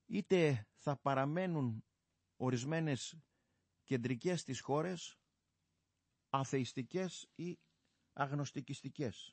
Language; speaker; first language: Greek; native; Greek